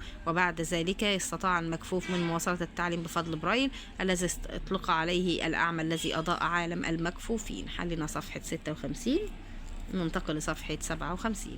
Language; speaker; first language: Arabic; native; Arabic